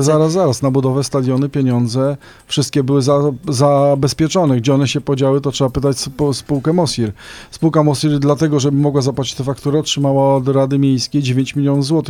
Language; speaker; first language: Polish; native; Polish